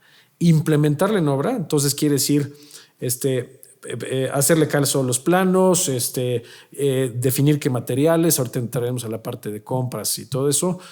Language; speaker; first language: Spanish; native; Spanish